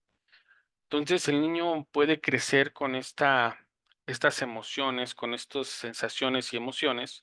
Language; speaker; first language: Spanish; native; Spanish